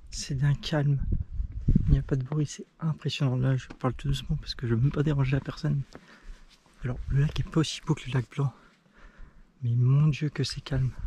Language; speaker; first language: French; native; French